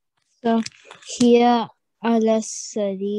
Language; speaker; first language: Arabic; non-native, learner; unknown